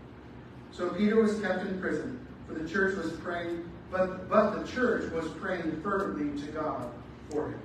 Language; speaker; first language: English; native; English